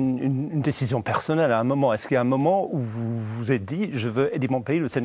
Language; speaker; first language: French; native; French